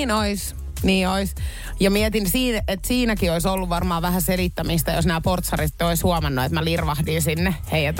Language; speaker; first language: Finnish; native; Finnish